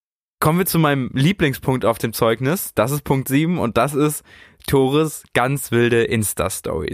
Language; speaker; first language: German; native; German